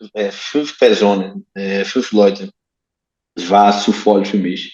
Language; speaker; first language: German; non-native, learner; Portuguese